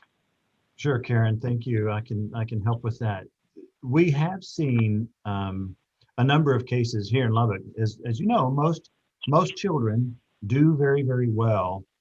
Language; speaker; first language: English; native; English